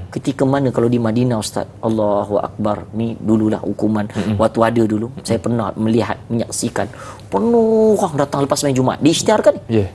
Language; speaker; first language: Malay; native; Malay